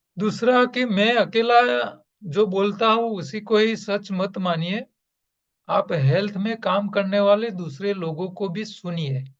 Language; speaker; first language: Hindi; non-native, local second language; Gujarati